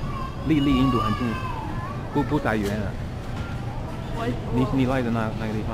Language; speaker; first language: Chinese; non-native, fluent; English